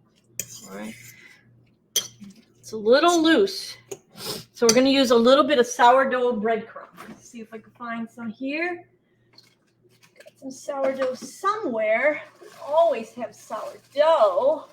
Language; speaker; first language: English; native; English